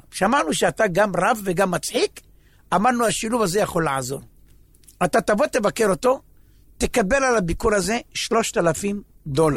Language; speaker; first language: Hebrew; native; Hebrew